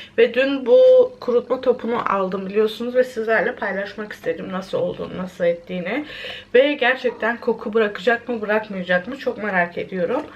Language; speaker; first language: Turkish; early bilingual, heritage; Turkish